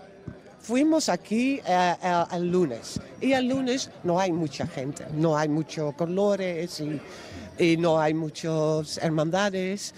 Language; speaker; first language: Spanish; non-native, learner; Dutch